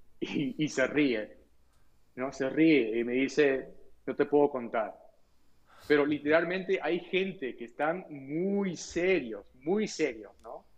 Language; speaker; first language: Spanish; early bilingual, heritage; Spanish